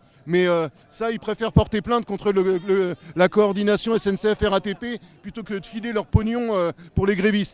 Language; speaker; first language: French; native; French